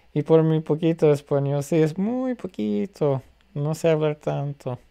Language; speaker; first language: Spanish; non-native, learner; English